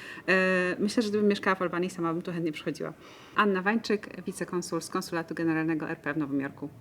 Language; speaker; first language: Polish; native; Polish